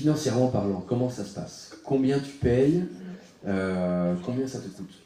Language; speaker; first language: French; native; French